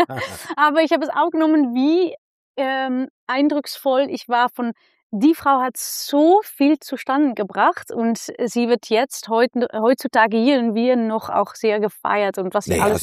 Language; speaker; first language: German; non-native, fluent; Dutch